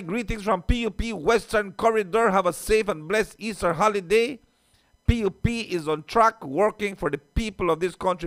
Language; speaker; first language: English; early bilingual, other home language; Spanish